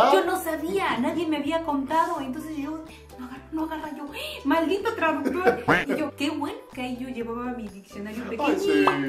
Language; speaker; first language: Spanish; native; Spanish